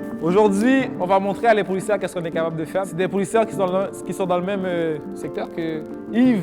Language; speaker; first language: French; native; French